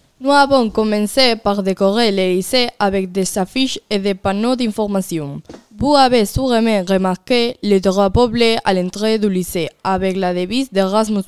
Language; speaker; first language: French; non-native, learner; Galician